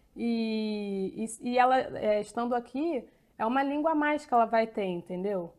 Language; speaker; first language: Portuguese; native; Portuguese